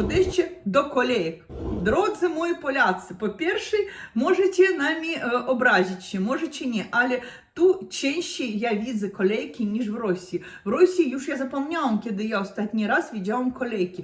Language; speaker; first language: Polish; non-native, learner; Russian